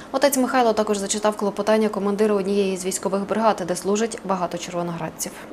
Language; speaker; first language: Ukrainian; native; Ukrainian